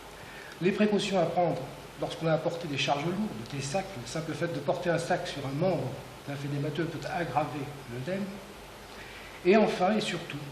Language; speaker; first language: French; native; French